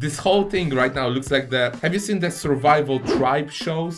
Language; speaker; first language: English; non-native, fluent; Polish